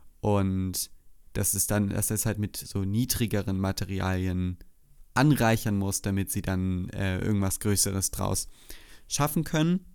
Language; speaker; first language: German; native; German